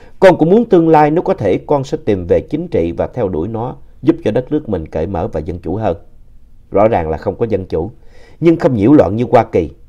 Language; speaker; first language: Vietnamese; native; Vietnamese